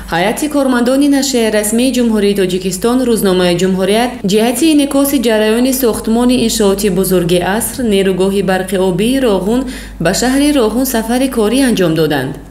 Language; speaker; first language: Tajik; native; Tajik